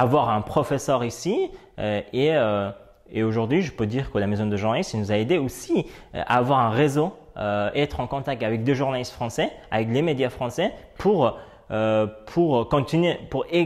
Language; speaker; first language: French; non-native, fluent; Persian